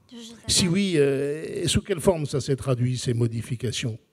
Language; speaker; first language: French; native; French